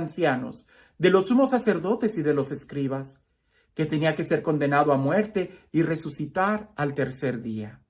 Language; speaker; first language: Spanish; native; Spanish